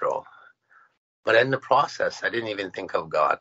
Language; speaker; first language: English; non-native, fluent; Cree